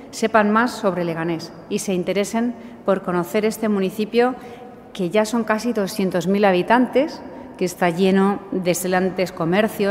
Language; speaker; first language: Spanish; native; Spanish